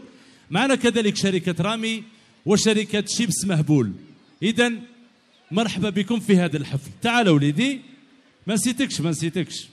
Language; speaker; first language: Arabic; native; Arabic